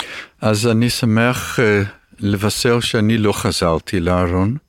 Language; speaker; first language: Hebrew; early bilingual, other home language; English